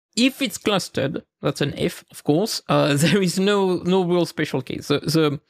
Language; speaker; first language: English; non-native, fluent; French